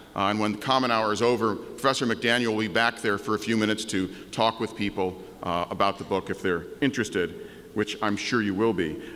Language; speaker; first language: English; native; English